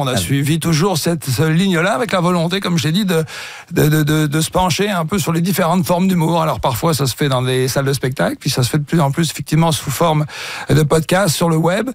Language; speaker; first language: French; native; French